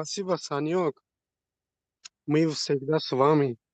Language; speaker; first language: Russian; non-native, learner; Tajik